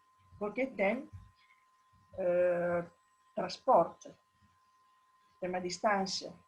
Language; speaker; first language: Portuguese; non-native, learner; Italian